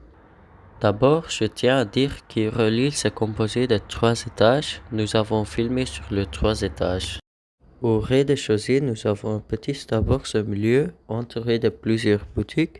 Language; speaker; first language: French; non-native, local second language; Dutch